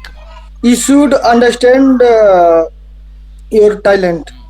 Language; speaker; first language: English; non-native, learner; Hindi